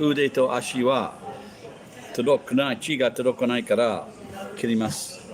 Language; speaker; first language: Japanese; non-native, learner; English